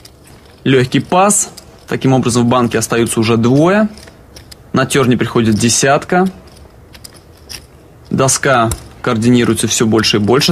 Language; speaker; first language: Russian; native; Russian